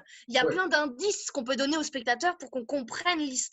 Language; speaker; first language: French; native; French